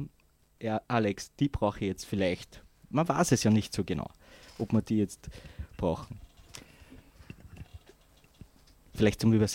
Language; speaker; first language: German; native; German